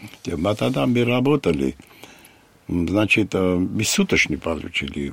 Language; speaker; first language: Russian; non-native, local second language; Armenian